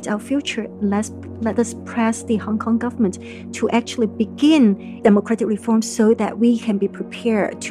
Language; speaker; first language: English; non-native, local second language; Cantonese